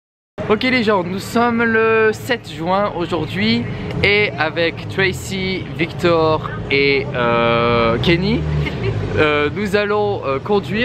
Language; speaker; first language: French; native; French